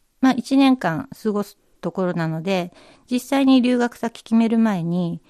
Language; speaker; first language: Japanese; native; Japanese